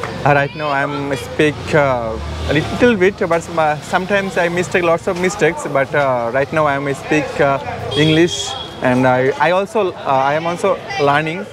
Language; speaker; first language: English; non-native, learner; Bangla